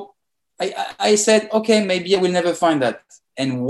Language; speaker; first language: English; non-native, fluent; French